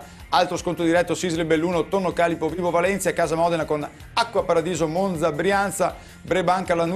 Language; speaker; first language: Italian; native; Italian